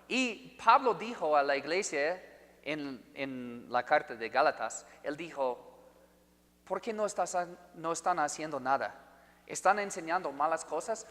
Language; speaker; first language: Spanish; non-native, fluent; English